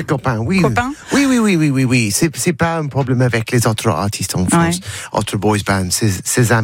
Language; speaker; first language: French; non-native, learner; English